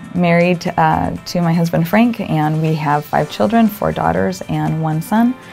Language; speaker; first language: English; native; English